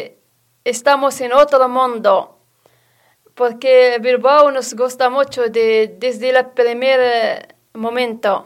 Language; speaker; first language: Spanish; non-native, learner; Arabic